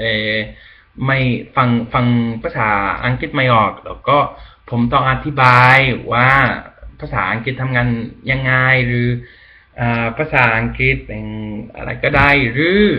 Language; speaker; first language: Thai; non-native, learner; Spanish